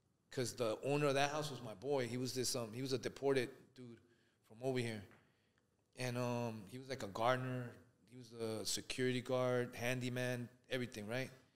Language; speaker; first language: English; early bilingual, other home language; Spanish